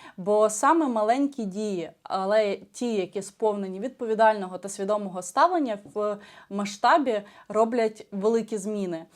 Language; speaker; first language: Ukrainian; non-native, local second language; Russian